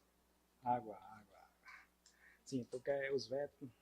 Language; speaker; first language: Portuguese; native; Portuguese